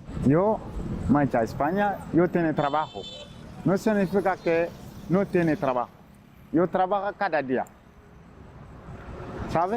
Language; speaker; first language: Spanish; non-native, learner; Bambara